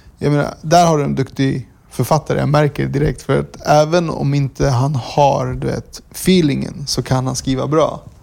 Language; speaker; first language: Swedish; early bilingual, other home language; Kurdish